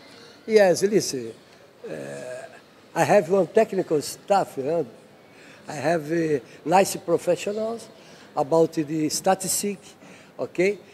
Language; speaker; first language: English; non-native, learner; Portuguese